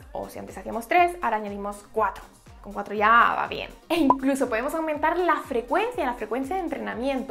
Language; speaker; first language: Spanish; native; Spanish